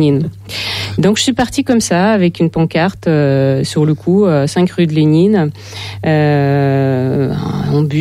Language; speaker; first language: French; non-native, fluent; Russian